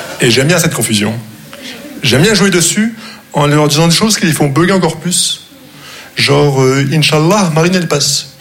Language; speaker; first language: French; non-native, local second language; Arabic